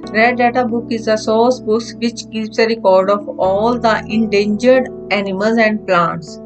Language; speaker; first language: English; non-native, local second language; Punjabi